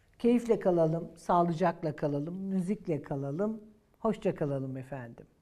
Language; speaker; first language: Turkish; native; Turkish